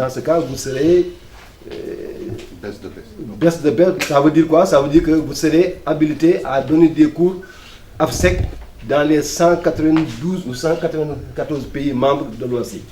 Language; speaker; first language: French; non-native, local second language; Wolof